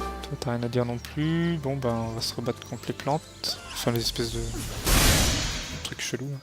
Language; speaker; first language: French; native; French